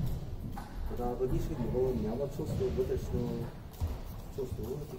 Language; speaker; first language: Bulgarian; non-native, learner; Chinese